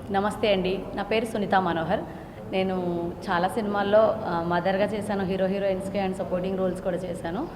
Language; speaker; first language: Telugu; native; Telugu